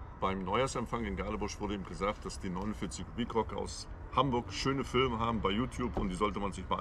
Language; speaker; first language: German; native; German